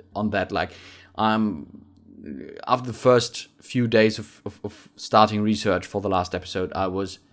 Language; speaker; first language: English; non-native, fluent; German